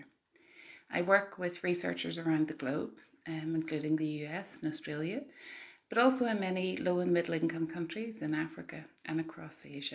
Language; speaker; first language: English; native; English